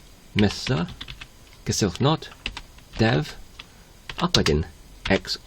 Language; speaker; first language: Welsh; non-native, learner; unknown